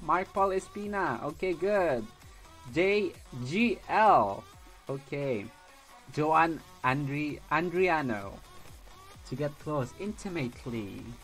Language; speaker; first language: English; non-native, local second language; Filipino